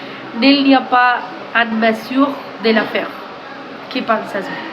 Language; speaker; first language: French; non-native, learner; Spanish